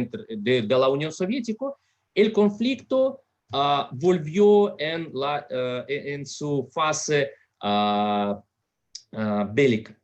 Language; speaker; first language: Spanish; non-native, fluent; Russian